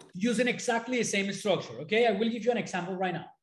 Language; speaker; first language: English; non-native, fluent; Spanish